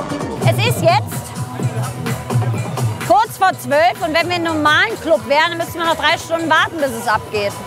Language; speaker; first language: German; native; German